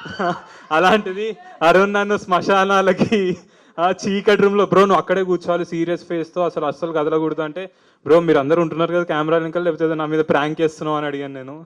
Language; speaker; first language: Telugu; native; Telugu